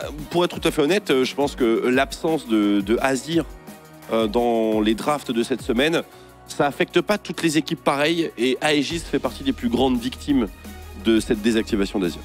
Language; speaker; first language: French; native; French